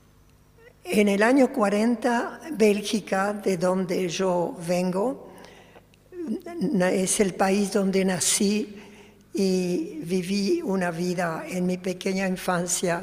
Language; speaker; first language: Spanish; early bilingual, other home language; Polish